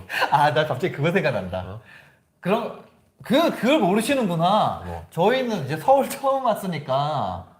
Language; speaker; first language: Korean; native; Korean